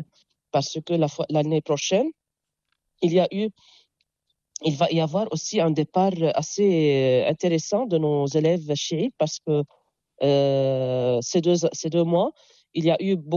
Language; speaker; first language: French; non-native, local second language; Arabic